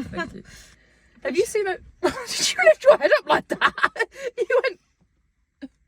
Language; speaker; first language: English; native; English